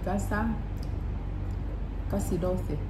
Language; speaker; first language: Spanish; non-native, learner; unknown